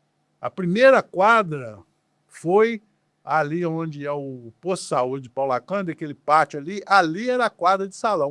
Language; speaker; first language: Portuguese; native; Portuguese